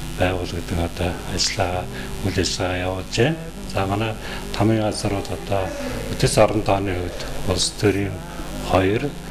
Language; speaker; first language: Mongolian; native; Mongolian